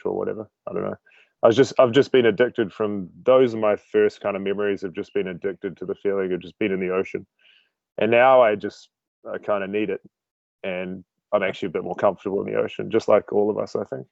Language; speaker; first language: English; native; English